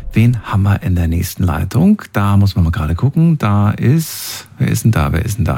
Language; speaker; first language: German; native; German